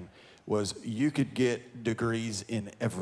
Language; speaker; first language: English; native; English